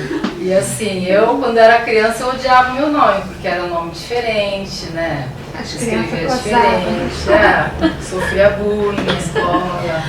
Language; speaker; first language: Portuguese; early bilingual, other home language; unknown